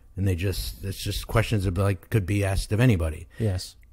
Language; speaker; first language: English; native; English